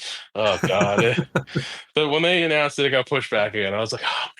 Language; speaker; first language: English; native; English